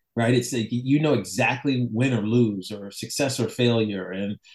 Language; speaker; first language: English; native; English